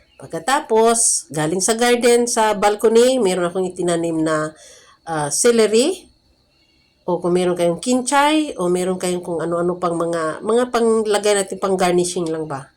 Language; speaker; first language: Filipino; native; Filipino